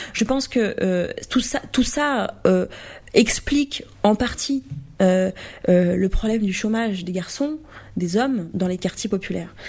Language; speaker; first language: French; native; French